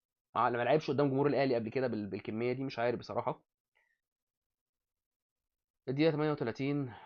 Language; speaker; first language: Arabic; native; Arabic